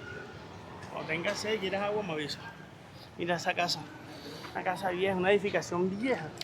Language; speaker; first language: Spanish; native; Spanish